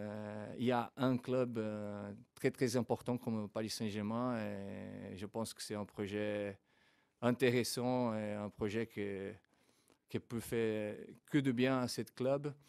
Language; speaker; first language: French; non-native, fluent; Portuguese